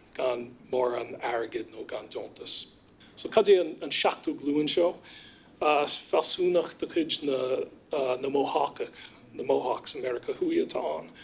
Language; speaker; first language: Irish; non-native, fluent; English